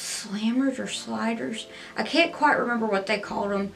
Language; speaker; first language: English; native; English